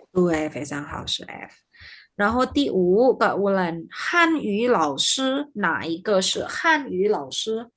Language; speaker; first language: Chinese; non-native, fluent; Indonesian